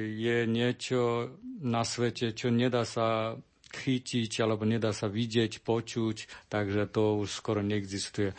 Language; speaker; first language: Slovak; non-native, learner; Chinese